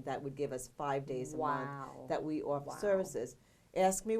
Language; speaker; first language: English; native; English